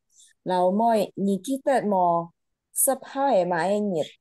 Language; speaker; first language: Chinese; non-native, learner; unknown